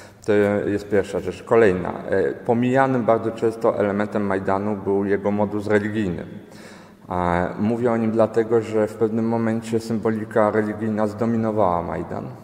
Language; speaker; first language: Polish; native; Polish